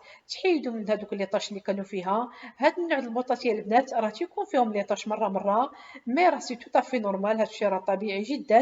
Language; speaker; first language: Arabic; native; Arabic